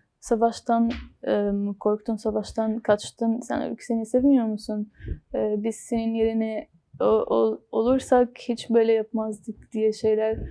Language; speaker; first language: Turkish; non-native, learner; Arabic